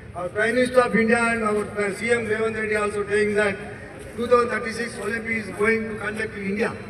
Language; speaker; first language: English; non-native, local second language; Telugu